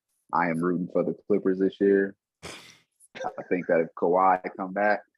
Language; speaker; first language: English; native; English